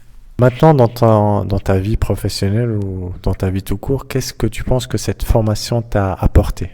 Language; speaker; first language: French; native; French